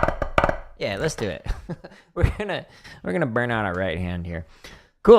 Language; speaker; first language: English; native; English